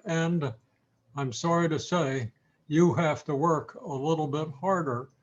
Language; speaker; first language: English; native; English